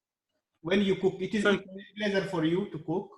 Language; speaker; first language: English; non-native, learner; Arabic